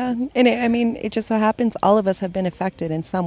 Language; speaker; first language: English; native; English